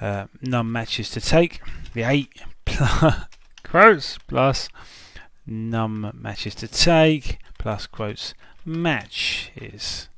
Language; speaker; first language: English; native; English